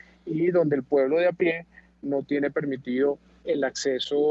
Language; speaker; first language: Spanish; native; Spanish